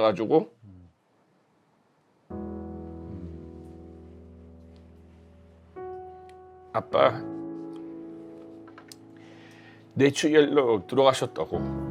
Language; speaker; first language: Korean; non-native, fluent; English